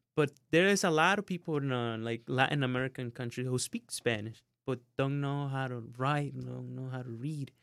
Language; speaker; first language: English; non-native, fluent; Spanish